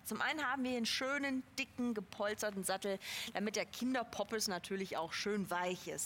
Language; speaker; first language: German; native; German